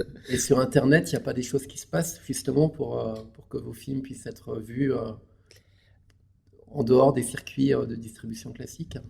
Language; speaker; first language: French; native; French